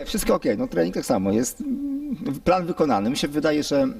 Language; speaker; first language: Polish; native; Polish